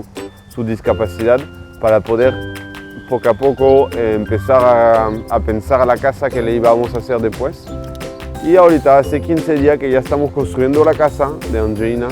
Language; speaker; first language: Spanish; non-native, fluent; French